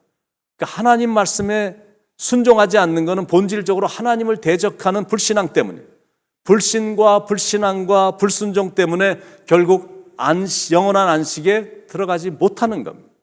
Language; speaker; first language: Korean; native; Korean